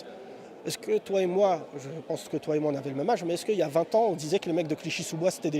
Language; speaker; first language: French; native; French